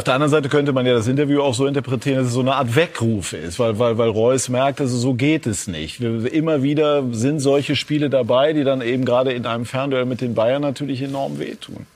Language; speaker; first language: German; native; German